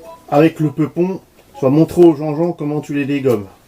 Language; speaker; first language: French; native; French